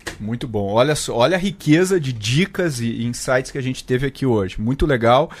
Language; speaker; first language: Portuguese; native; Portuguese